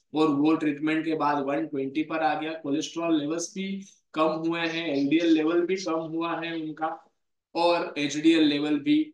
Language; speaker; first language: Hindi; non-native, local second language; Marathi